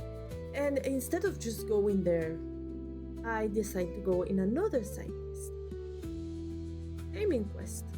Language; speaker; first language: English; non-native, fluent; Spanish